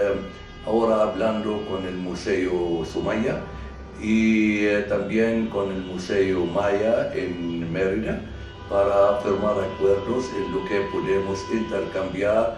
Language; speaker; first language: Spanish; non-native, fluent; Arabic